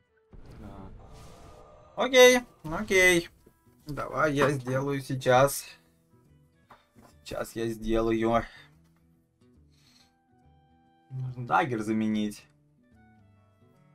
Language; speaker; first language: Russian; native; Russian